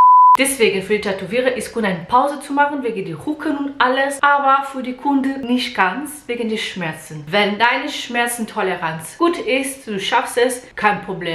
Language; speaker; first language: German; non-native, learner; Portuguese